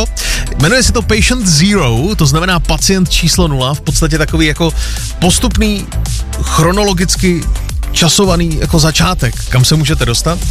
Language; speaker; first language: Czech; native; Czech